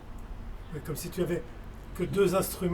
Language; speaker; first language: French; native; French